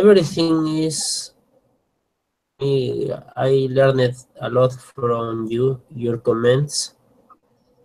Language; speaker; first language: English; non-native, learner; Spanish